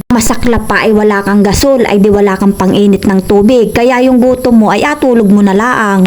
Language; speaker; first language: Filipino; native; Filipino